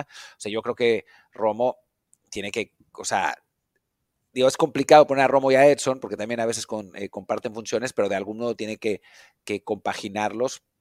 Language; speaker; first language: Spanish; native; Spanish